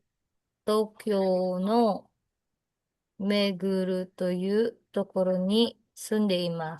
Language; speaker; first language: Japanese; non-native, learner; Filipino